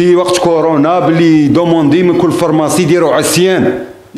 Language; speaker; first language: Arabic; native; Arabic